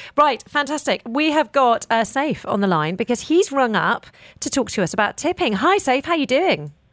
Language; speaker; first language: English; native; English